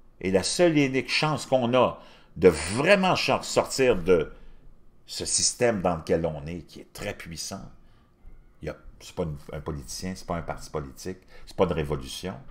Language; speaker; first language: French; native; French